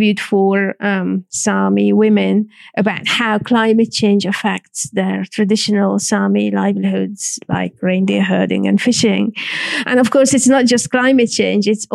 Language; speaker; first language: English; non-native, fluent; Hungarian